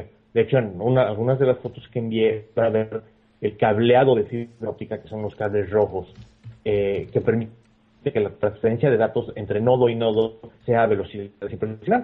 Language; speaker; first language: Spanish; native; Spanish